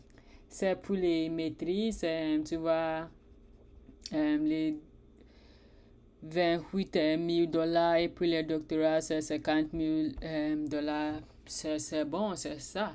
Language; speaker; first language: French; non-native, learner; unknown